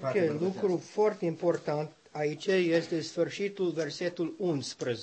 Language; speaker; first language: Romanian; non-native, learner; English